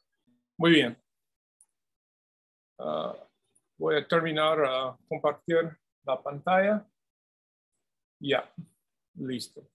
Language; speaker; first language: Spanish; non-native, fluent; English